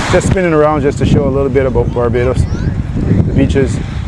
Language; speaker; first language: English; native; English